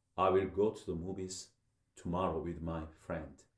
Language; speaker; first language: English; non-native, fluent; Korean